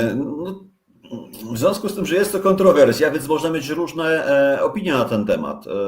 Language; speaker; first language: Polish; native; Polish